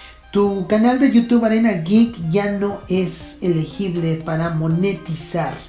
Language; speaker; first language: Spanish; native; Spanish